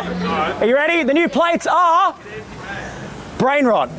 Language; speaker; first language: English; native; English